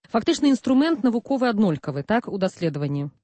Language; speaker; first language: Belarusian; native; Belarusian